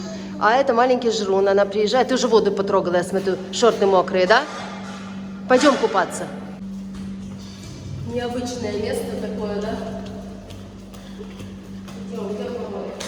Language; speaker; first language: Russian; native; Russian